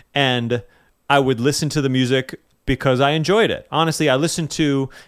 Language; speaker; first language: English; native; English